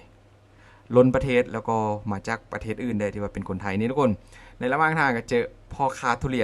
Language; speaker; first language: Thai; non-native, local second language; Northeastern Thai